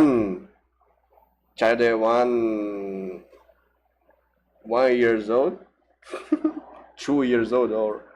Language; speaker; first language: English; non-native, learner; Portuguese